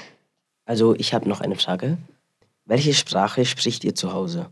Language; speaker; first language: German; early bilingual, other home language; Spanish